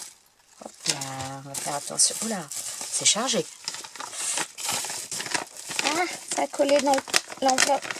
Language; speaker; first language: French; native; French